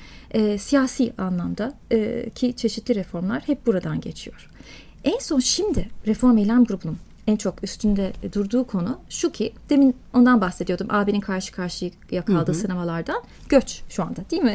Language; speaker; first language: Turkish; native; Turkish